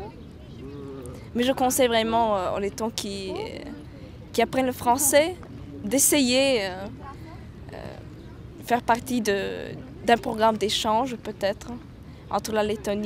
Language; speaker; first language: French; non-native, fluent; Latvian